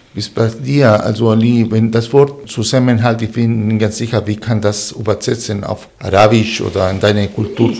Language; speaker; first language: German; non-native, fluent; Spanish